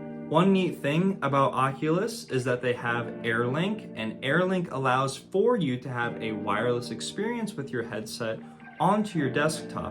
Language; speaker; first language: English; native; English